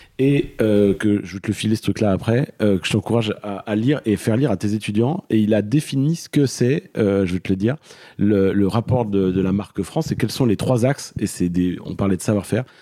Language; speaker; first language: French; native; French